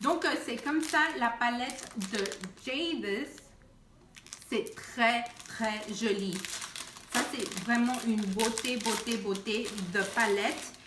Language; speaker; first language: French; non-native, fluent; Spanish